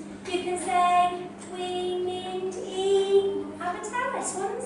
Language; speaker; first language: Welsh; non-native, learner; English